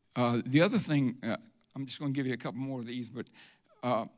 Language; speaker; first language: English; native; English